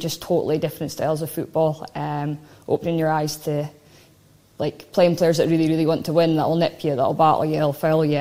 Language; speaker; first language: English; native; English